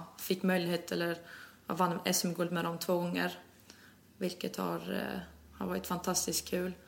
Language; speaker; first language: Swedish; early bilingual, other home language; Albanian